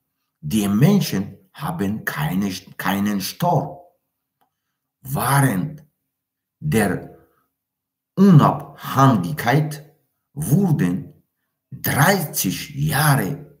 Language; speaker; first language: German; non-native, learner; Tajik